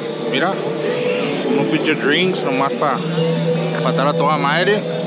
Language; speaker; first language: Spanish; early bilingual, heritage; Spanish